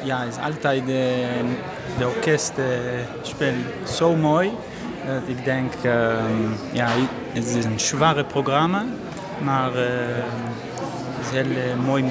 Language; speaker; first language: Dutch; non-native, learner; Hebrew